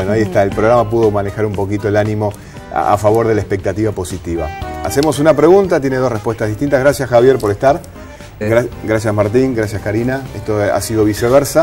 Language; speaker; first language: Spanish; native; Spanish